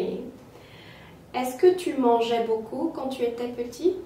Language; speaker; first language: French; non-native, fluent; Polish